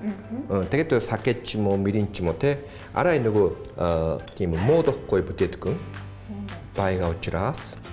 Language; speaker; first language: Mongolian; non-native, fluent; Japanese